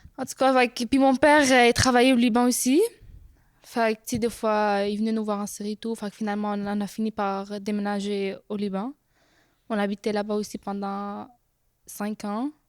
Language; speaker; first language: French; early bilingual, other home language; Arabic